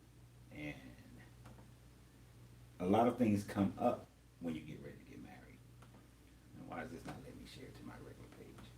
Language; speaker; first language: English; native; English